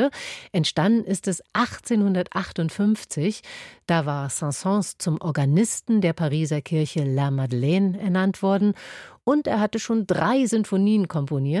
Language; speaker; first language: German; native; German